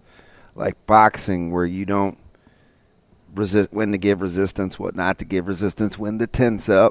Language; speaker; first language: English; native; English